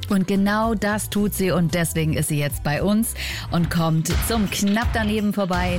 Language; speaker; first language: German; native; German